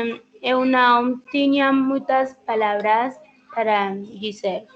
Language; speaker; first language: Portuguese; non-native, learner; Spanish